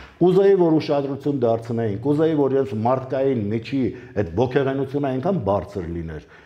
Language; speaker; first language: Armenian; native; Armenian